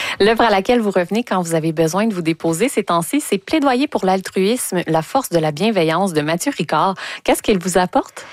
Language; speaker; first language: French; native; French